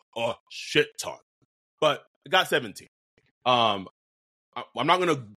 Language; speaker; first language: English; native; English